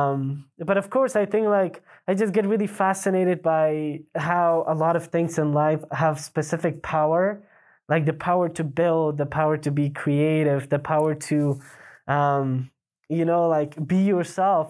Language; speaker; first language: English; non-native, fluent; Pashto